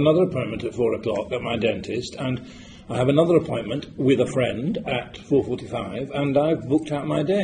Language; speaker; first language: English; native; English